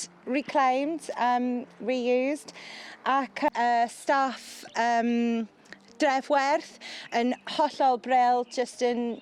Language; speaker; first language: Welsh; non-native, fluent; English